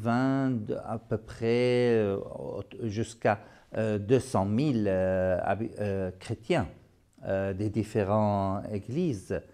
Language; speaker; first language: French; non-native, local second language; Arabic